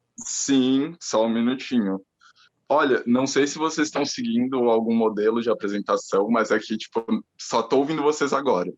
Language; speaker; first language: Portuguese; native; Portuguese